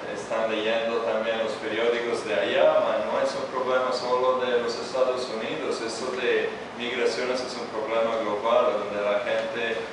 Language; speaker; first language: Spanish; non-native, fluent; Italian